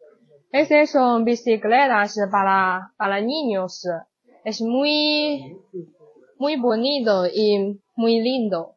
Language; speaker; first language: Spanish; non-native, learner; Chinese